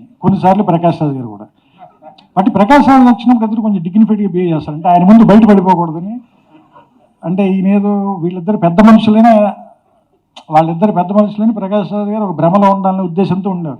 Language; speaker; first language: Telugu; native; Telugu